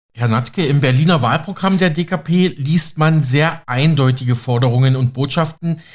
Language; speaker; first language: German; native; German